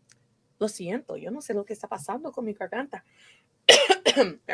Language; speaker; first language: Spanish; non-native, fluent; English